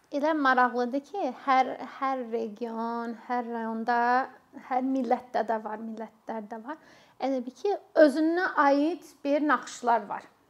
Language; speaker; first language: Azerbaijani; non-native, fluent; English